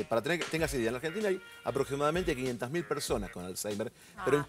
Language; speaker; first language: Spanish; native; Spanish